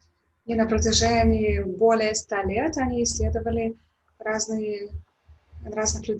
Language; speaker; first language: Russian; native; Russian